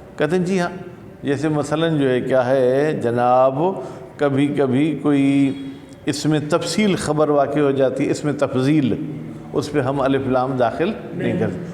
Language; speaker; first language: Urdu; non-native, local second language; Sindhi